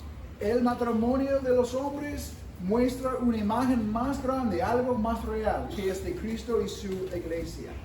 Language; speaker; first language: Spanish; non-native, fluent; English